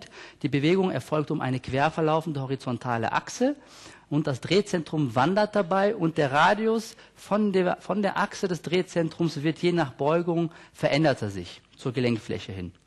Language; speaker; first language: German; native; German